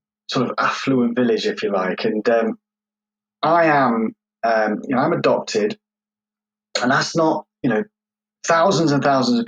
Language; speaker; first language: English; native; English